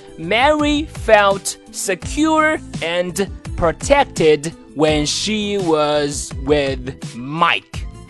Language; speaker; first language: English; non-native, fluent; Chinese